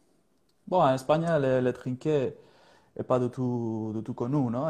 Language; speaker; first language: French; non-native, learner; Spanish